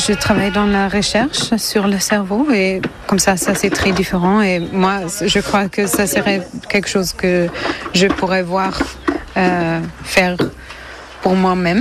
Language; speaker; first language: French; non-native, fluent; German